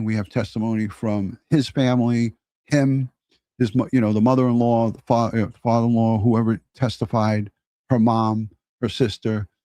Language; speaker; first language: English; native; English